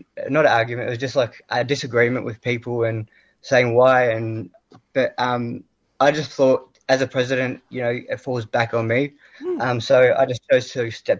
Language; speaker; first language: English; native; English